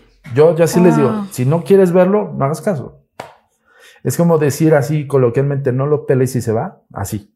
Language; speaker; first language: Spanish; native; Spanish